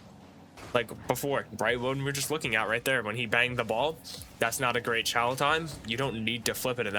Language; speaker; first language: English; native; English